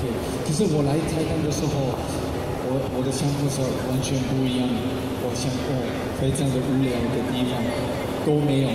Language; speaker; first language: Chinese; non-native, fluent; English